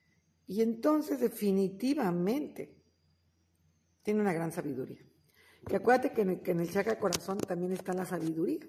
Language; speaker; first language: Spanish; native; Spanish